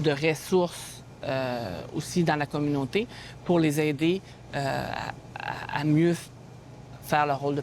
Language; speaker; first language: French; native; French